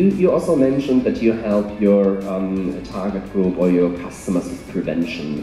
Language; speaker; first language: English; non-native, fluent; German